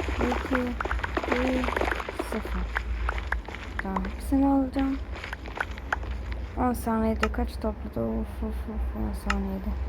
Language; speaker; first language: Turkish; early bilingual, other home language; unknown